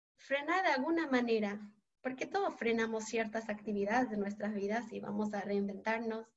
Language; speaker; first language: Spanish; non-native, fluent; English